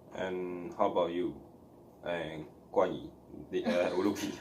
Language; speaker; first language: English; non-native, learner; Chinese